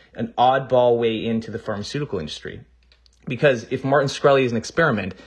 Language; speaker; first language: English; native; English